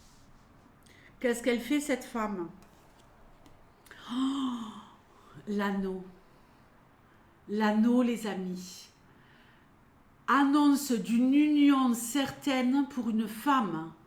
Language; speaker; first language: French; native; French